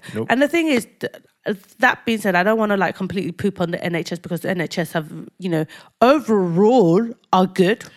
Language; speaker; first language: English; native; English